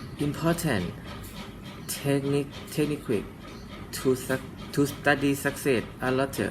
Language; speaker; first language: English; non-native, learner; Thai